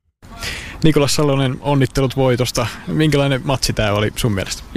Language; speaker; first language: Finnish; native; Finnish